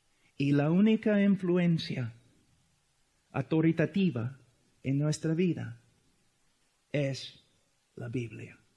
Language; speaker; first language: Spanish; non-native, fluent; English